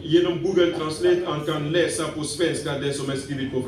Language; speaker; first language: Swedish; non-native, fluent; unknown